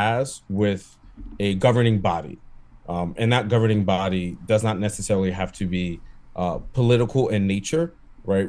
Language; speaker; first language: English; native; English